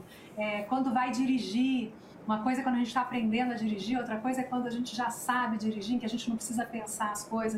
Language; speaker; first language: Portuguese; native; Portuguese